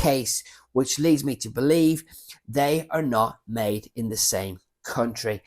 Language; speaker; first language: English; native; English